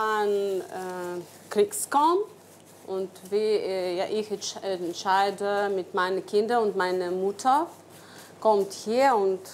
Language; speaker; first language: German; non-native, learner; Ukrainian